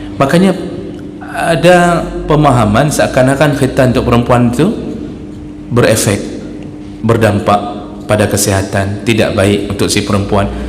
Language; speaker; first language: Malay; non-native, local second language; Achinese